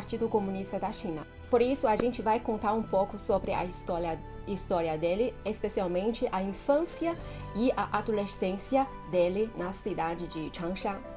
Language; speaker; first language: Portuguese; non-native, fluent; Chinese